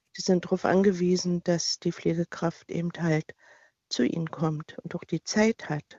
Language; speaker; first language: German; native; German